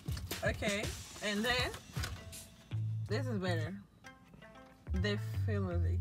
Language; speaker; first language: English; non-native, learner; Spanish